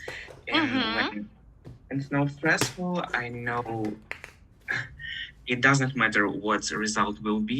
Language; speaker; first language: English; non-native, learner; Russian